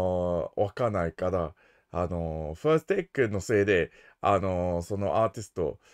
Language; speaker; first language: Japanese; non-native, learner; English